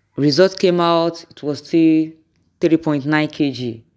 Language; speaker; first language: English; non-native, local second language; Yoruba